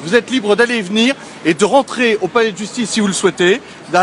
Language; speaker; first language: French; native; French